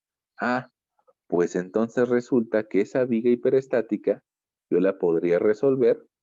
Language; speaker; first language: Spanish; native; Spanish